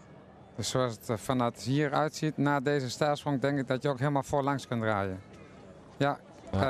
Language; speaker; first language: Dutch; native; Dutch